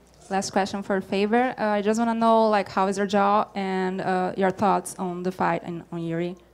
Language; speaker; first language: English; non-native, learner; Portuguese